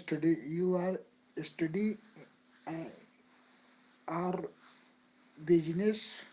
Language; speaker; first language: English; non-native, learner; Hindi